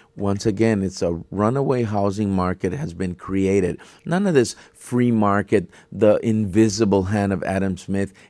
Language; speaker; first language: English; native; English